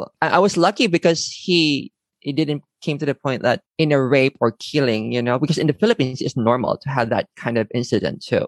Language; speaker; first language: English; non-native, local second language; Filipino